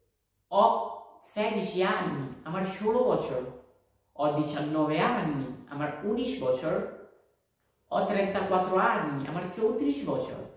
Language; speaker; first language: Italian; non-native, fluent; Bangla